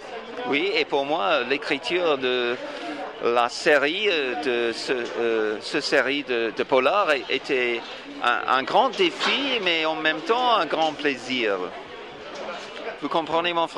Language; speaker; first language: French; non-native, fluent; English